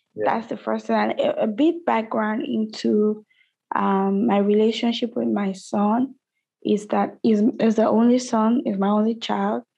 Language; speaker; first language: English; non-native, local second language; Yoruba